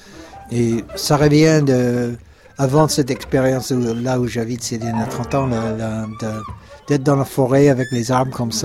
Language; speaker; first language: French; non-native, fluent; English